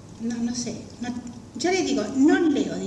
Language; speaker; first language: Spanish; native; Spanish